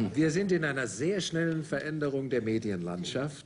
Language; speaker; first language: German; native; German